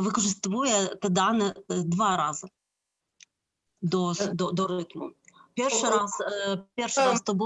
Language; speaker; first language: Polish; non-native, fluent; Ukrainian